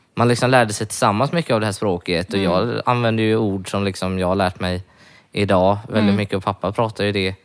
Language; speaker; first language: Swedish; native; Swedish